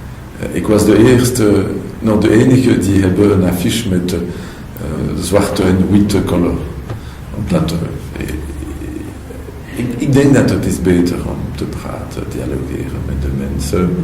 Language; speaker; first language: Dutch; non-native, local second language; French